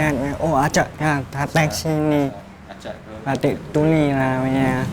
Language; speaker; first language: Indonesian; non-native, local second language; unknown